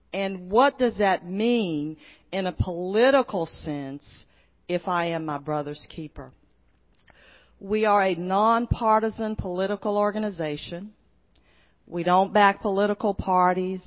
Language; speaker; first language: English; native; English